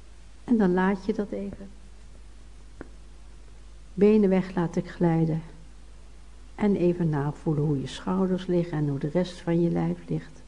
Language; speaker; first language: Dutch; native; Dutch